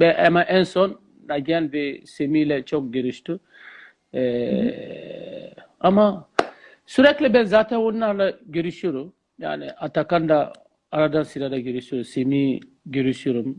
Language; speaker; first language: Turkish; non-native, learner; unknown